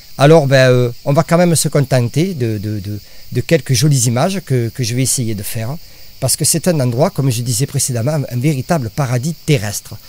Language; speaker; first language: French; native; French